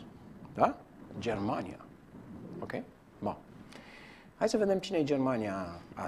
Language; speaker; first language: Romanian; native; Romanian